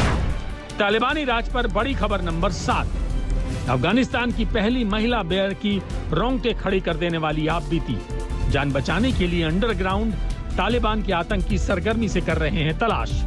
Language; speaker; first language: Hindi; native; Hindi